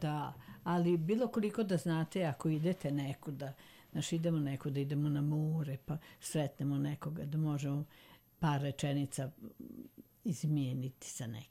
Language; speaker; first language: Serbian; native; Serbian